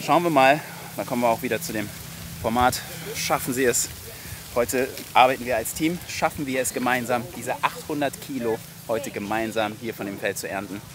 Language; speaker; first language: German; native; German